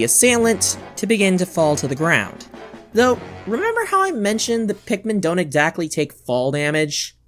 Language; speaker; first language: English; native; English